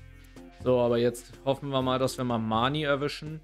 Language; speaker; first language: German; native; German